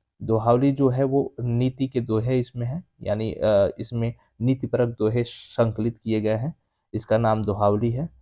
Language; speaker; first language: Hindi; native; Hindi